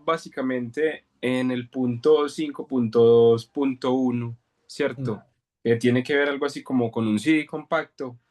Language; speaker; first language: Spanish; native; Spanish